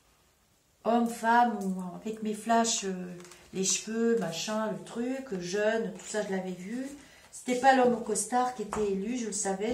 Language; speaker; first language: French; native; French